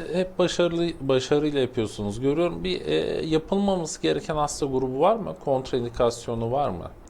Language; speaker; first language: Turkish; native; Turkish